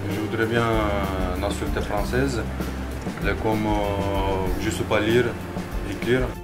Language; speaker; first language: French; non-native, learner; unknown